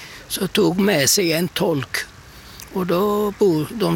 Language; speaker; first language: Swedish; non-native, fluent; Turkish